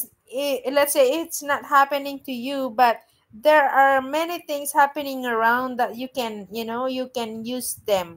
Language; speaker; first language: English; non-native, local second language; Filipino